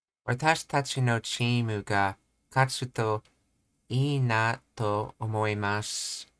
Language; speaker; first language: Japanese; non-native, learner; English